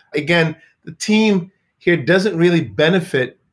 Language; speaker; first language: English; early bilingual, other home language; Swedish